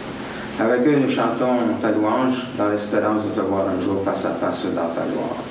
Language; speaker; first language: French; native; French